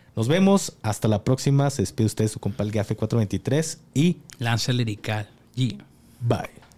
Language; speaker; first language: Spanish; native; Spanish